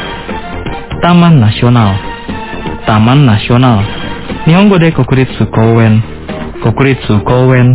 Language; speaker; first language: Japanese; non-native, fluent; Indonesian